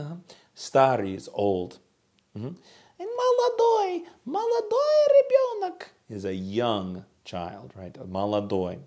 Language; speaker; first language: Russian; non-native, fluent; English